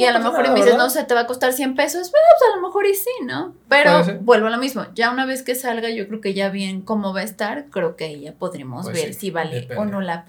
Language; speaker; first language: Spanish; native; Spanish